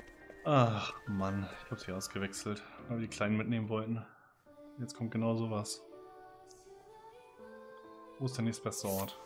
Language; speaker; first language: German; native; German